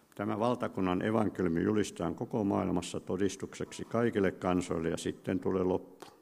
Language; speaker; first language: Finnish; native; Finnish